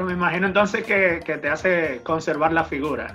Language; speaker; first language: Spanish; native; Spanish